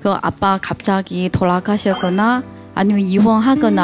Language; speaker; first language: Korean; non-native, learner; Chinese